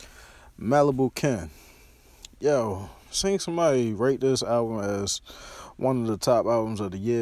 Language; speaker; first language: English; native; English